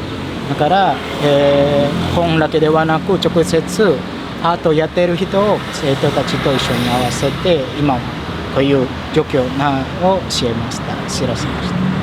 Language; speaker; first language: Japanese; non-native, fluent; Indonesian